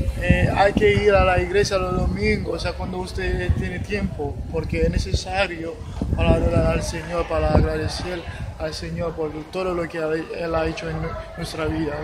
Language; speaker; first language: Spanish; non-native, fluent; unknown